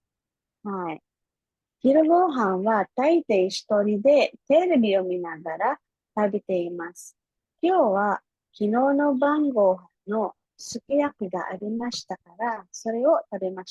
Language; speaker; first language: Japanese; non-native, fluent; Filipino